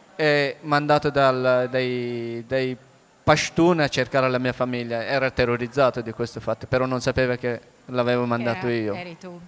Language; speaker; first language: Italian; early bilingual, other home language; Persian